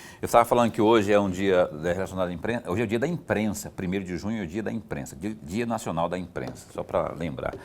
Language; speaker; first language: Portuguese; native; Portuguese